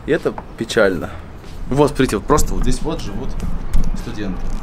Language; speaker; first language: Russian; native; Russian